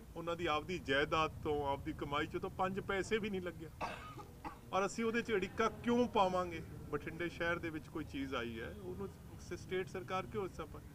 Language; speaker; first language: Punjabi; native; Punjabi